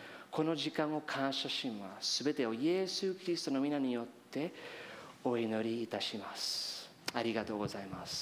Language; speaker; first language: Japanese; non-native, fluent; English